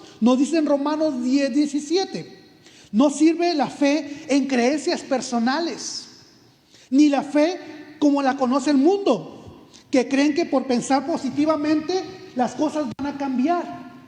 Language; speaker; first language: Spanish; native; Spanish